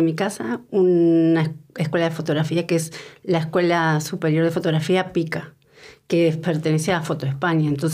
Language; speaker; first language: Spanish; native; Spanish